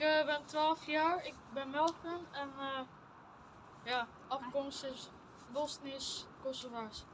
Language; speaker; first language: Dutch; early bilingual, other home language; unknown